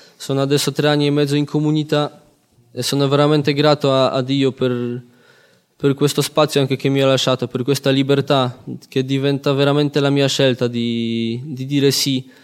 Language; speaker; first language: Italian; non-native, fluent; Polish